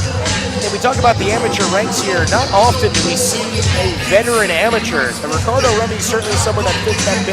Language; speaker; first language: English; native; English